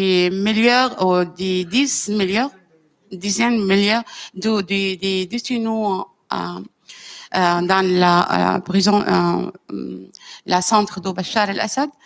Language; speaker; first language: French; non-native, learner; Arabic